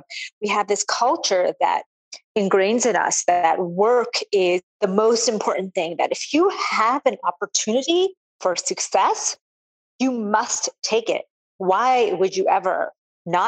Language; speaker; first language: English; native; English